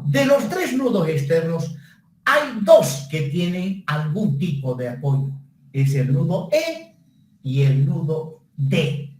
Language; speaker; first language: Spanish; native; Spanish